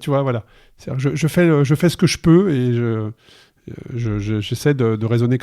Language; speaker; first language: French; native; French